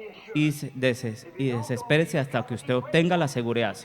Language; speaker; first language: Spanish; native; Spanish